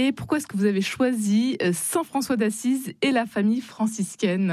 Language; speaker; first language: French; native; French